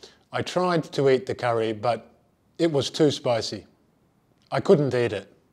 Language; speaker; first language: English; native; English